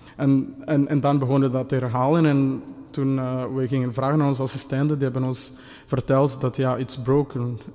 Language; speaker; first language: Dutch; non-native, fluent; Kinyarwanda